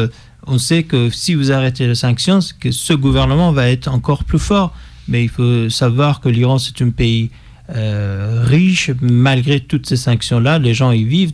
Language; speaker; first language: French; non-native, fluent; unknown